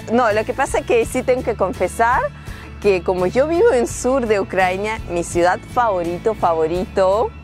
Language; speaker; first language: Spanish; non-native, fluent; Ukrainian